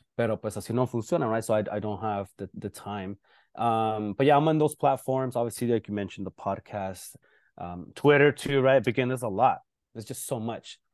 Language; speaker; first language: English; early bilingual, other home language; Spanish